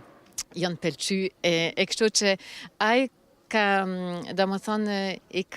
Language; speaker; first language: Albanian; early bilingual, heritage; Albanian